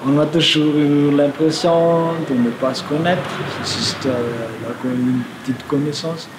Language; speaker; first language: French; non-native, local second language; Malagasy